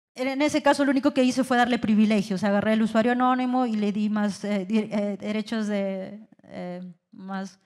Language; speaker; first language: Spanish; native; Spanish